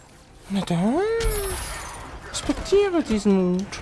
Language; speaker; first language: German; native; German